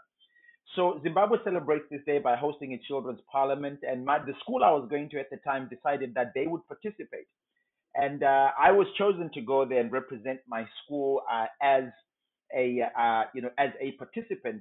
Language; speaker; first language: English; non-native, local second language; Shona